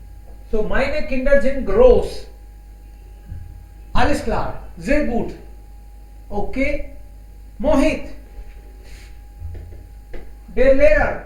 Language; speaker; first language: German; non-native, fluent; Hindi